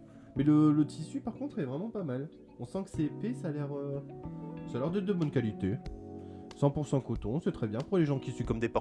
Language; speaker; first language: French; native; French